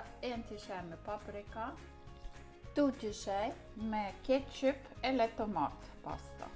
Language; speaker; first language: Norwegian; non-native, learner; Ukrainian